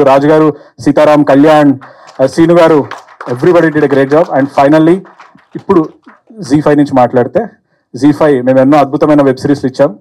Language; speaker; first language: Telugu; native; Telugu